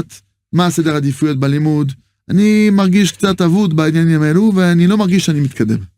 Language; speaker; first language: Hebrew; non-native, fluent; French